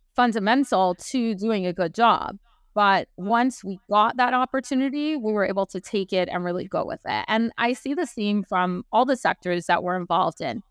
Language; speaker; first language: English; native; English